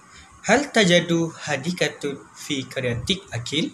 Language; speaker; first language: Arabic; non-native, learner; Malay